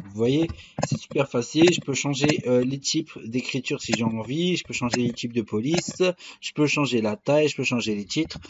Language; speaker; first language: French; native; French